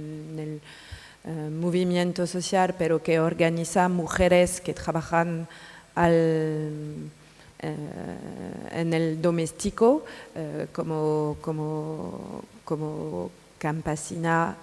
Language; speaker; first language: Spanish; non-native, learner; French